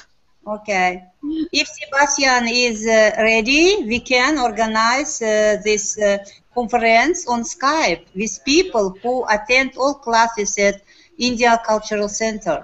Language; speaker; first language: English; non-native, fluent; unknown